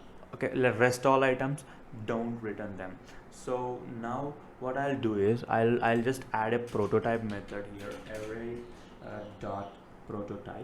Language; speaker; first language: English; non-native, local second language; Telugu